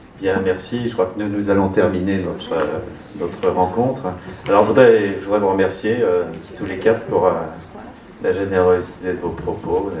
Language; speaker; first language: French; non-native, fluent; Portuguese